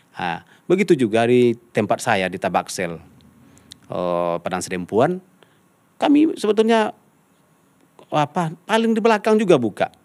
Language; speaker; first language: Indonesian; non-native, local second language; Minangkabau